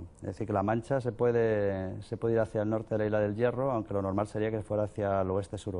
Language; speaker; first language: Spanish; native; Spanish